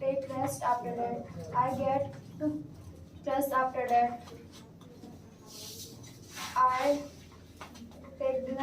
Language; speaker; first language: English; non-native, learner; Hindi